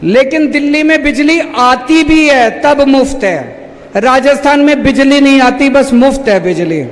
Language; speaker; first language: Hindi; native; Hindi